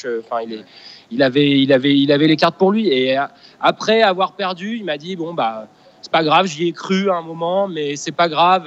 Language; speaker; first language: French; native; French